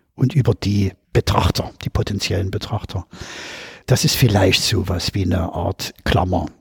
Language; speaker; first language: German; native; German